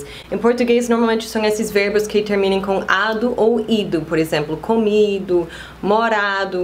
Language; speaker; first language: Portuguese; non-native, fluent; English